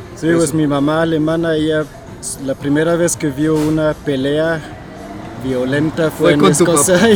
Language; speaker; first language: Spanish; non-native, fluent; German